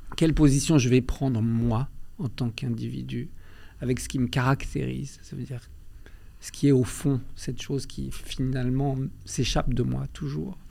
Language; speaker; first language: French; native; French